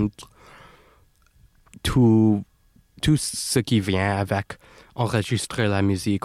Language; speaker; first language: French; non-native, local second language; English